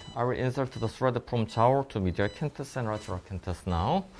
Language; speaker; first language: English; non-native, fluent; Korean